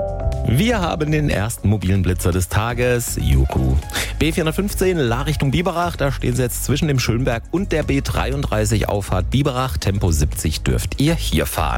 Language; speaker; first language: German; native; German